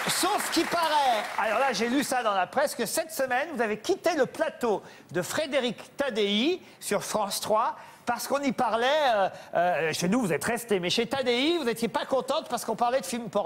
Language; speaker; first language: French; native; French